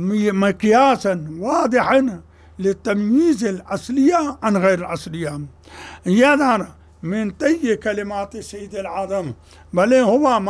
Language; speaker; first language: Arabic; non-native, fluent; Urdu